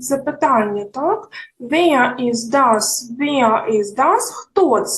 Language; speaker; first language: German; non-native, fluent; Ukrainian